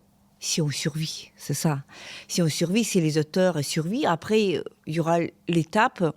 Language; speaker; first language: French; non-native, fluent; Ukrainian